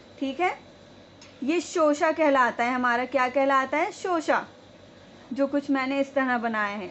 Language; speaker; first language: Hindi; native; Hindi